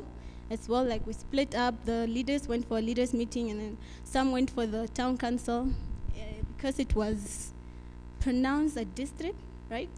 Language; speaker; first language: English; non-native, local second language; Afrikaans